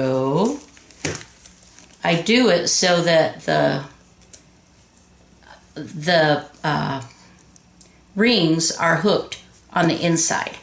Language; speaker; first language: English; native; English